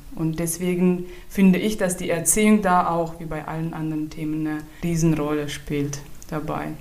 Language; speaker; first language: German; non-native, fluent; Turkmen